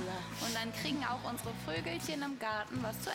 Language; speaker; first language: German; native; German